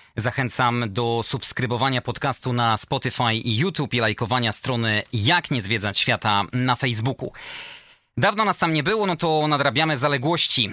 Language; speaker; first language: Polish; native; Polish